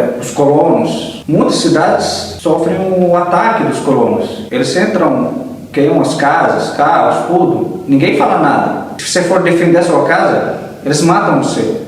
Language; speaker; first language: Portuguese; early bilingual, heritage; Arabic